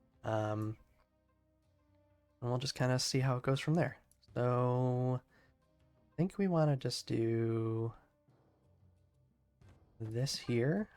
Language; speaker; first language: English; native; English